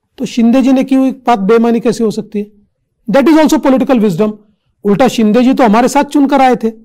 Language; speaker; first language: Hindi; non-native, local second language; Marathi